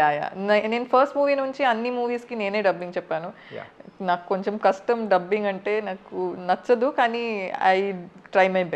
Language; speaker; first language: Telugu; non-native, fluent; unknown